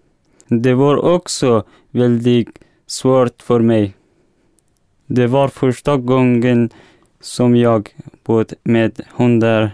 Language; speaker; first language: Swedish; non-native, learner; Persian